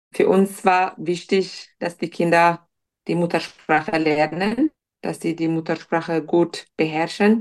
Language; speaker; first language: German; non-native, fluent; Tigrinya